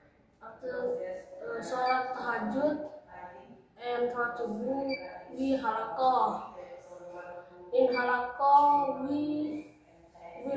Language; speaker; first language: English; non-native, learner; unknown